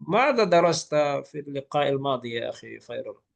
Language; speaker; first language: Arabic; non-native, fluent; Malay